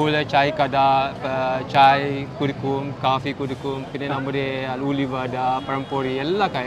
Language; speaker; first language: Malayalam; non-native, learner; Chinese